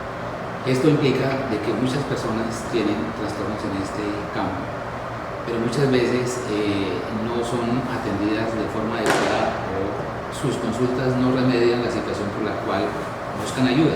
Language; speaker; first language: Spanish; native; Spanish